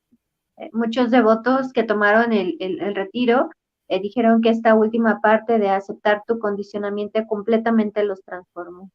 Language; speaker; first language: Spanish; native; Spanish